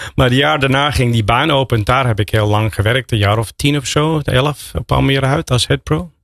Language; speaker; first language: Dutch; non-native, fluent; English